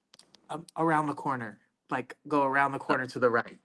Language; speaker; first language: English; native; English